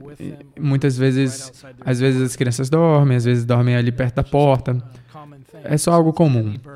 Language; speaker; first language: Portuguese; non-native, fluent; English